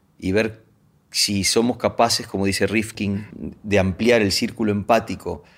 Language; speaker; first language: Spanish; native; Spanish